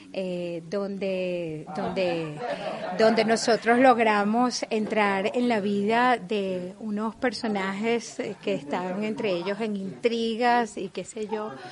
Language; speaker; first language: Spanish; native; Spanish